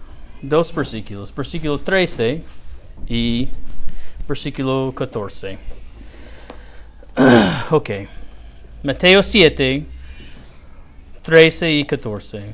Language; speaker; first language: Spanish; non-native, learner; English